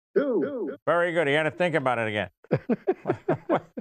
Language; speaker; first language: English; native; English